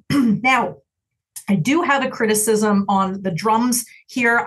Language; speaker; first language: English; native; English